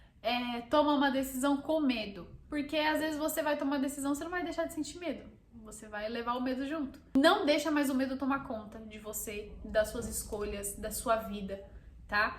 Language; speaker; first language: Portuguese; native; Portuguese